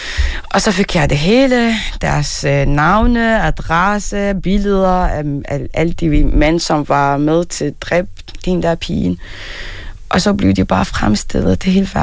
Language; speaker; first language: Danish; early bilingual, other home language; Arabic